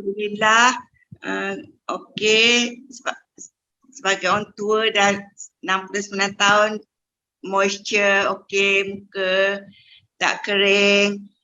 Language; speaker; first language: Malay; native; Malay